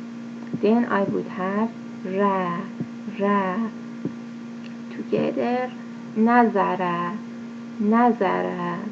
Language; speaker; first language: English; non-native, fluent; Persian